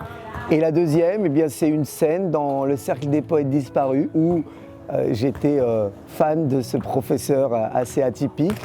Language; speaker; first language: French; early bilingual, other home language; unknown